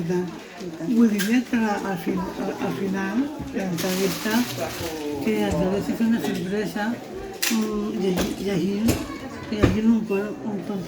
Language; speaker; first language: Catalan; non-native, local second language; Spanish